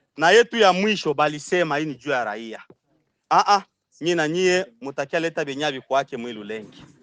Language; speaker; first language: Swahili; native; Swahili